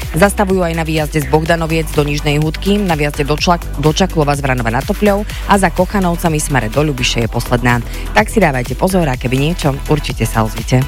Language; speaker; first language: Slovak; native; Slovak